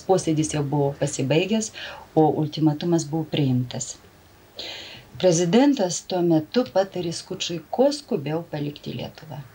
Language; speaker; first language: Lithuanian; native; Lithuanian